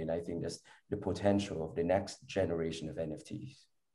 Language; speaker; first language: English; early bilingual, other home language; Vietnamese